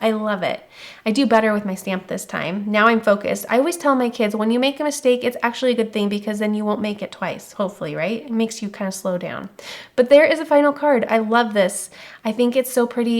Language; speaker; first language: English; native; English